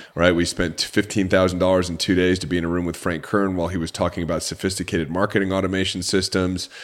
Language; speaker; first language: English; native; English